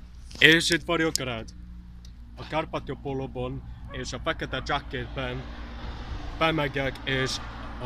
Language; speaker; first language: Hungarian; non-native, learner; English